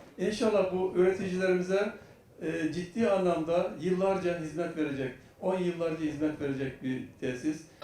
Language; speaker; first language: Turkish; native; Turkish